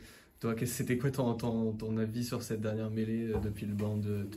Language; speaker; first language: French; native; French